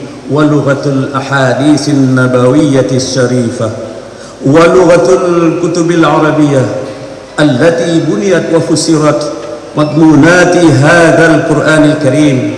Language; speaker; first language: Arabic; non-native, fluent; Indonesian